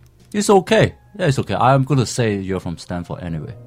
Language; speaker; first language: English; early bilingual, other home language; Chinese